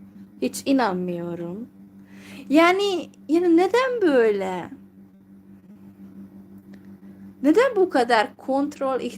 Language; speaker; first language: Turkish; non-native, fluent; Hungarian